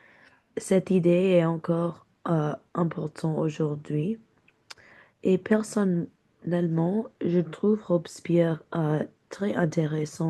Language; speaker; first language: French; non-native, learner; English